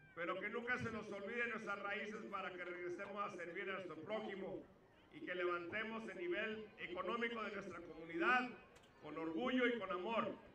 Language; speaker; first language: Spanish; native; Spanish